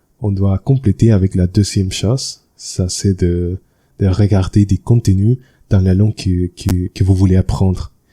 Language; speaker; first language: French; non-native, learner; Spanish